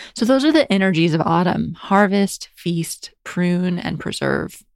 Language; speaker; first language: English; native; English